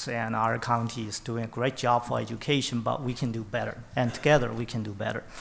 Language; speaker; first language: English; non-native, fluent; Chinese